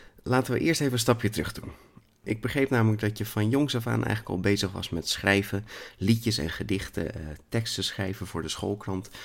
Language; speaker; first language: Dutch; native; Dutch